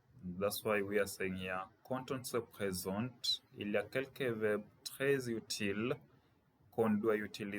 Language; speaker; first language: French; non-native, fluent; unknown